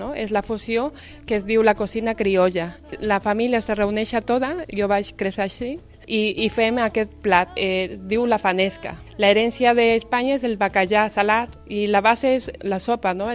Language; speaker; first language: Catalan; non-native, fluent; Spanish